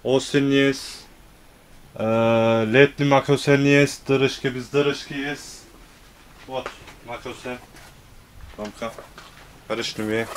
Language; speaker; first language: Russian; non-native, learner; Turkish